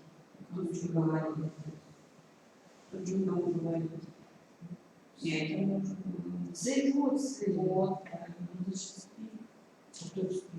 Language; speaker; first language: Russian; non-native, learner; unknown